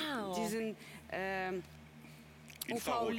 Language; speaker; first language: German; non-native, learner; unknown